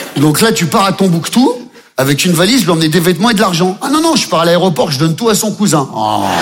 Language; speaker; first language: French; native; French